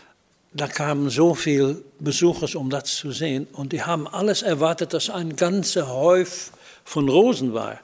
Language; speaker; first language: German; non-native, fluent; Dutch